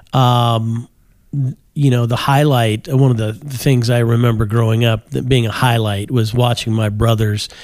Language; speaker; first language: English; native; English